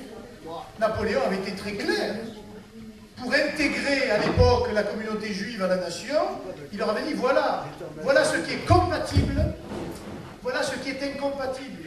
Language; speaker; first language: French; native; French